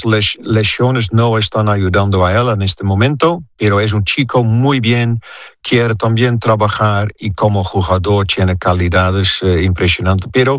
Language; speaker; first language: Spanish; non-native, fluent; Dutch